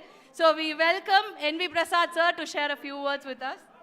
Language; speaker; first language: Tamil; native; Tamil